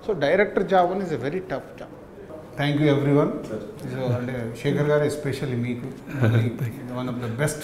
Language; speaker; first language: Telugu; native; Telugu